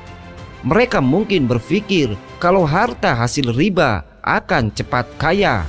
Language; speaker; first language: Indonesian; native; Indonesian